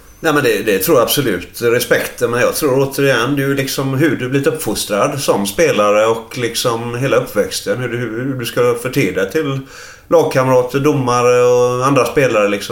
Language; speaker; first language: Swedish; native; Swedish